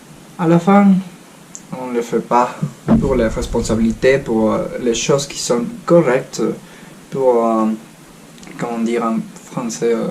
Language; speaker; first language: French; non-native, fluent; Spanish